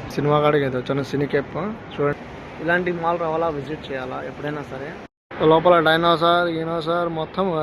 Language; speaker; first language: Telugu; non-native, local second language; Urdu